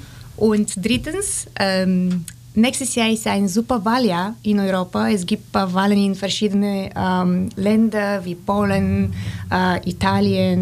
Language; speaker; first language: German; non-native, fluent; Bulgarian